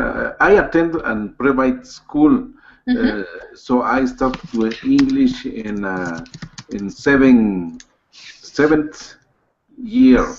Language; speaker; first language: English; non-native, learner; Spanish